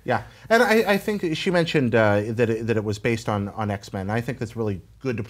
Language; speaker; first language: English; native; English